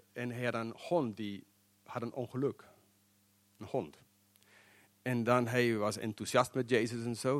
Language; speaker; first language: Dutch; non-native, fluent; English